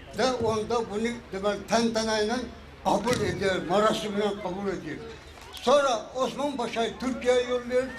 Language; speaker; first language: Turkish; early bilingual, heritage; Turkish